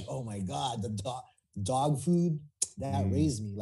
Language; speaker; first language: English; early bilingual, other home language; Filipino